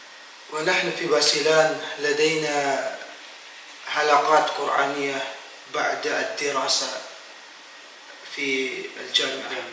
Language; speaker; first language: Arabic; non-native, fluent; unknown